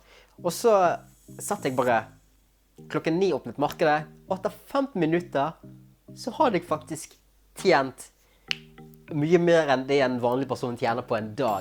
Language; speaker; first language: Norwegian; native; Norwegian